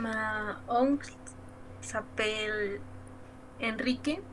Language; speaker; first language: French; non-native, learner; Spanish